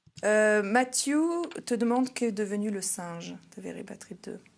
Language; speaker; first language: French; native; French